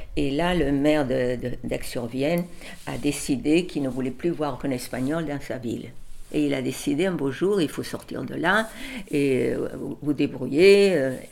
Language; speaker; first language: French; early bilingual, other home language; Catalan